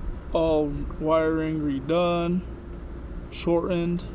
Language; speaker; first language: English; native; English